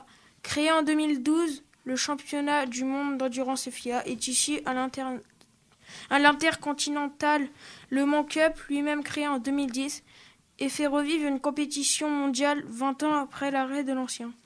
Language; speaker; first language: French; native; French